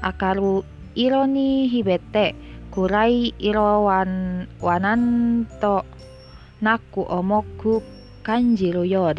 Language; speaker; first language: Japanese; non-native, learner; Indonesian